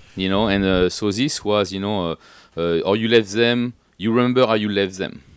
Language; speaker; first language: English; non-native, fluent; French